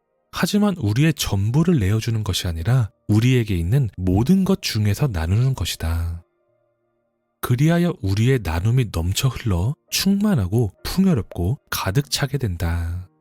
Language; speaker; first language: Korean; native; Korean